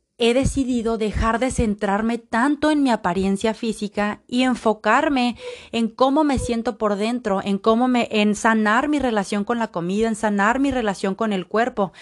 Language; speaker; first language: Spanish; native; Spanish